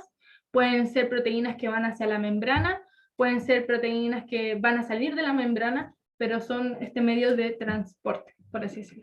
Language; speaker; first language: Spanish; native; Spanish